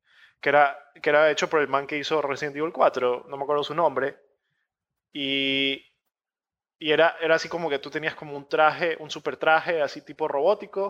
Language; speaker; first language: Spanish; native; Spanish